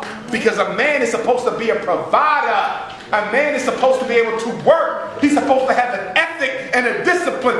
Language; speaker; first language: English; native; English